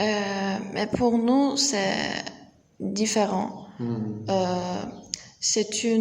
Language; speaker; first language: French; non-native, learner; Turkish